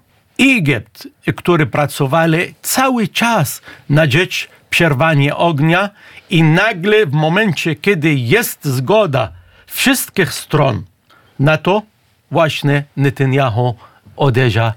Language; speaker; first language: Polish; non-native, fluent; Arabic